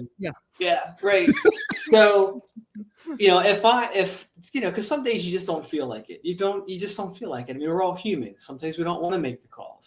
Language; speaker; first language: English; native; English